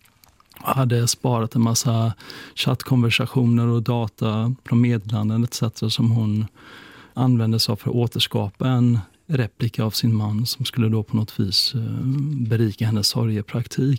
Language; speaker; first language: Swedish; native; Swedish